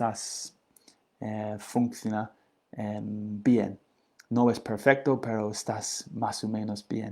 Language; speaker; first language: Spanish; non-native, learner; English